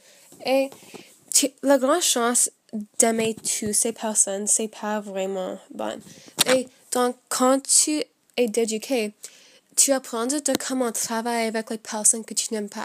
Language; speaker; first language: French; non-native, fluent; English